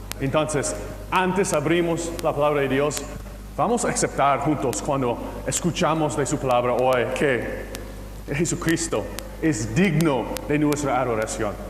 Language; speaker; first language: Spanish; non-native, fluent; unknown